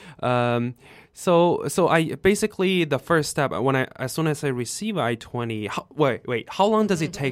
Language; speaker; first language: English; non-native, fluent; Chinese